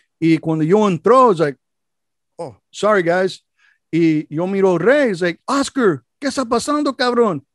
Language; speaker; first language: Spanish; non-native, learner; English